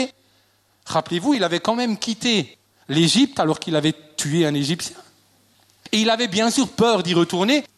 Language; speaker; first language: French; native; French